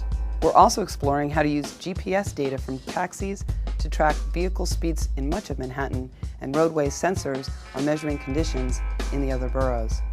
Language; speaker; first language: English; native; English